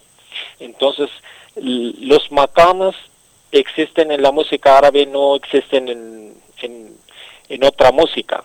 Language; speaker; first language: Spanish; non-native, local second language; Arabic